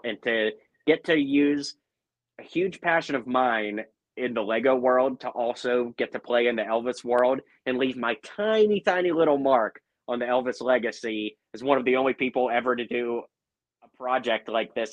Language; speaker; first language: English; native; English